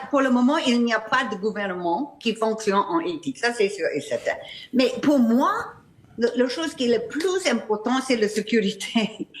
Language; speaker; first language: French; non-native, fluent; English